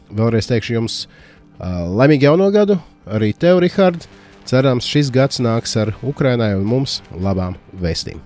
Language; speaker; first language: Latvian; native; Latvian